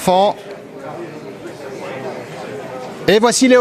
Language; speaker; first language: French; native; French